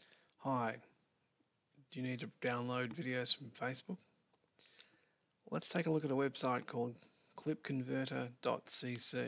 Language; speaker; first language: English; native; English